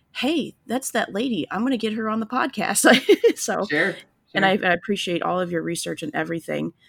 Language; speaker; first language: English; native; English